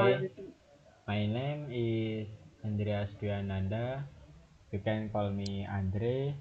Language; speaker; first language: English; non-native, learner; Indonesian